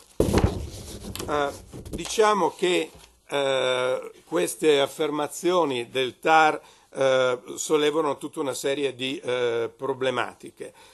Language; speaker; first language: Italian; native; Italian